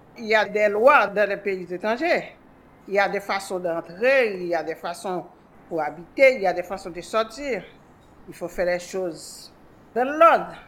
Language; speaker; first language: French; non-native, local second language; Haitian Creole